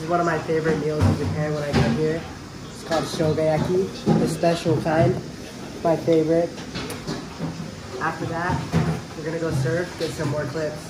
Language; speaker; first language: English; early bilingual, other home language; Japanese